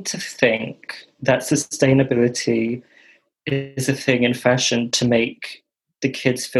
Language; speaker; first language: English; native; English